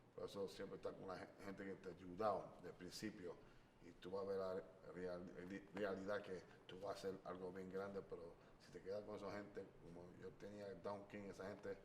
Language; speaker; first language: Spanish; early bilingual, other home language; English